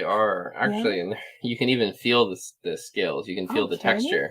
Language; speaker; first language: English; native; English